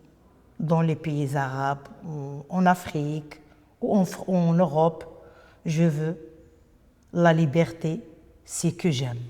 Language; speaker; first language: French; non-native, local second language; Arabic